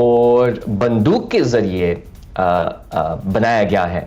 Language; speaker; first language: Urdu; native; Urdu